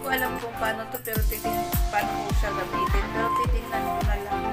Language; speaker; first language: Filipino; non-native, local second language; Cebuano